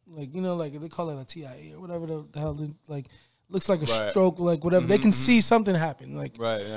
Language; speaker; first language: English; native; English